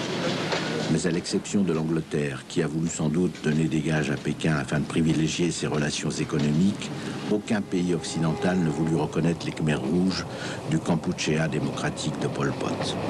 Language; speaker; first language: French; native; French